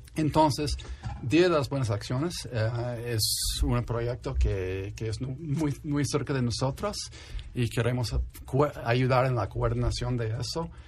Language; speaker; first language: Spanish; non-native, fluent; English